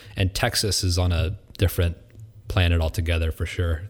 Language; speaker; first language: English; native; English